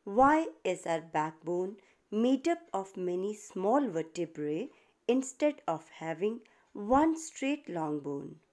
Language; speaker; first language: Hindi; native; Hindi